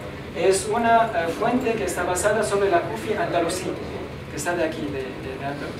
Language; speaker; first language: Spanish; non-native, learner; Arabic